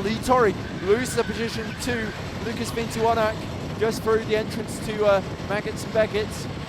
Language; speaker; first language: English; native; English